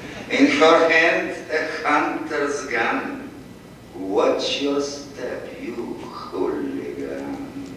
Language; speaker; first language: English; non-native, fluent; Russian